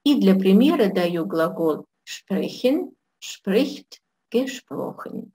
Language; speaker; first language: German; non-native, fluent; Russian